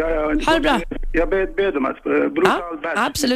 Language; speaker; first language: Swedish; non-native, learner; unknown